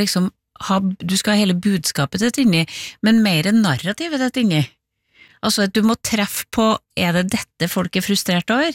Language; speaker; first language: Norwegian; native; Norwegian